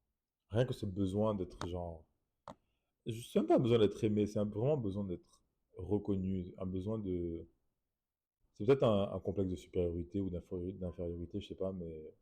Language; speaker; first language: French; native; French